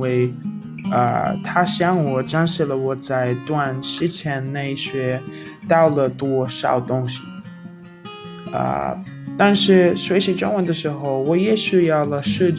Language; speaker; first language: Chinese; non-native, fluent; English